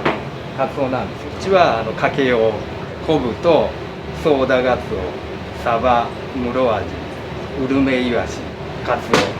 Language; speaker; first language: Japanese; native; Japanese